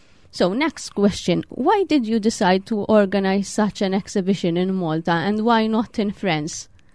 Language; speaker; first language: English; non-native, local second language; Maltese